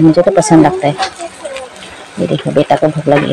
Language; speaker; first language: Hindi; non-native, local second language; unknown